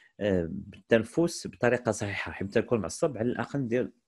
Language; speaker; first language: Arabic; native; Arabic